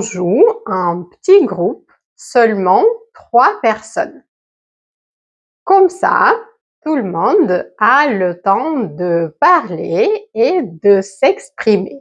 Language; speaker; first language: French; native; French